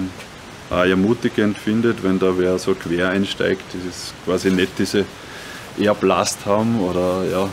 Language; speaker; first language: German; native; German